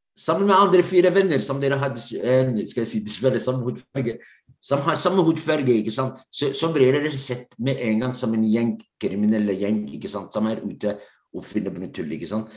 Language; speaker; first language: Norwegian; non-native, fluent; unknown